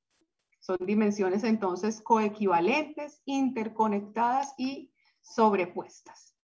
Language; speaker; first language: Spanish; native; Spanish